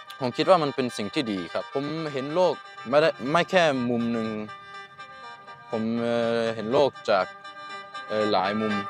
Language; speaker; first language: Thai; early bilingual, heritage; Norwegian